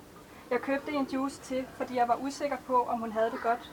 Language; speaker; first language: Danish; native; Danish